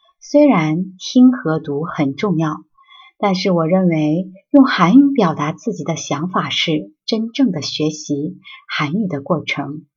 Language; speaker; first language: Chinese; non-native, fluent; Korean